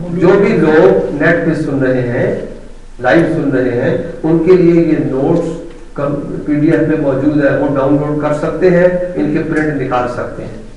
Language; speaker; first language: Urdu; non-native, local second language; Punjabi